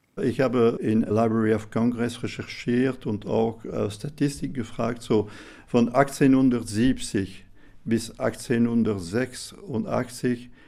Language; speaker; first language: German; non-native, fluent; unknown